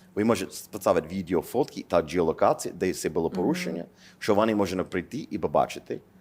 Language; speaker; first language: Ukrainian; non-native, learner; English